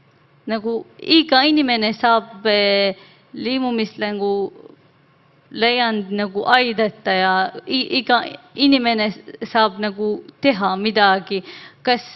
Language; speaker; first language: Estonian; non-native, learner; Arabic